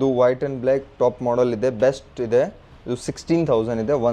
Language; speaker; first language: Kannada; non-native, local second language; Hindi